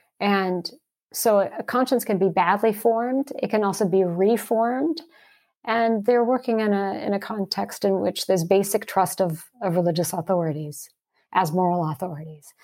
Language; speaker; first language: English; early bilingual, heritage; English